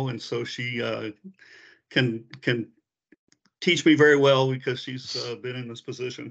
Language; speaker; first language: English; native; English